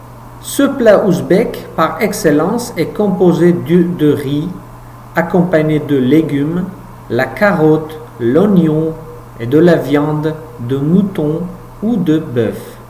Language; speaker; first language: French; non-native, fluent; Uzbek